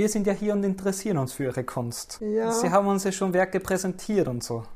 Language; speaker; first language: German; native; German